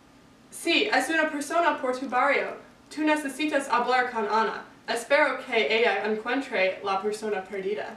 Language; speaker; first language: Spanish; non-native, learner; English